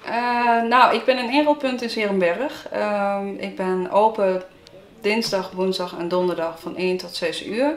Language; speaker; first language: Dutch; native; Dutch